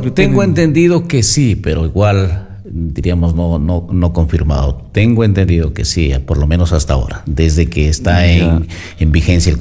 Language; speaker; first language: Spanish; native; Spanish